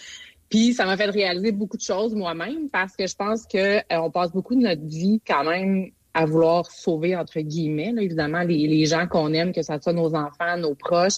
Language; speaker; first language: French; native; French